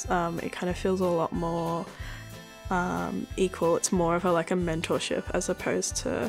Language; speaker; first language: English; native; English